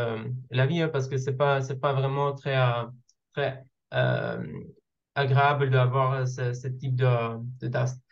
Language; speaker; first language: French; non-native, learner; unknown